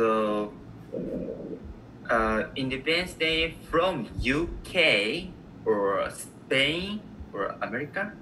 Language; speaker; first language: English; non-native, learner; Japanese